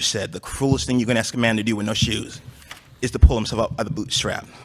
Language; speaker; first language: English; native; English